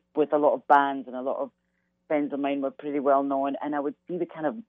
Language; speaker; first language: English; native; English